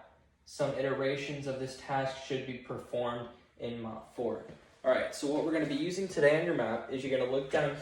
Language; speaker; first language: English; native; English